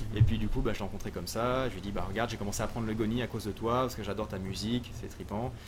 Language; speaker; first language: French; native; French